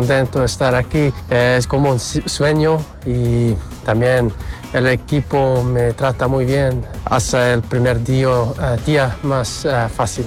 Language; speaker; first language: Spanish; early bilingual, heritage; Spanish